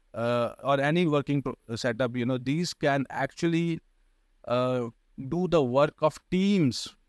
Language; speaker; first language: English; non-native, local second language; Hindi